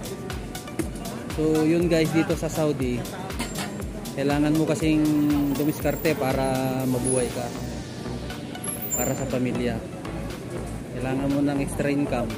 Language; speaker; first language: Filipino; non-native, local second language; Iloko